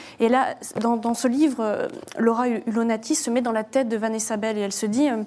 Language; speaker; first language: French; native; French